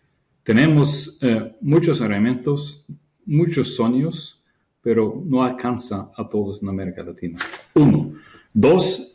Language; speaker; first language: Spanish; non-native, fluent; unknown